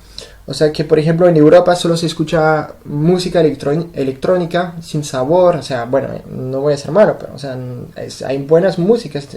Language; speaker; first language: Spanish; non-native, fluent; French